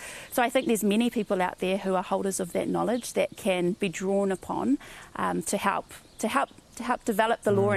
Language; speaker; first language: English; native; English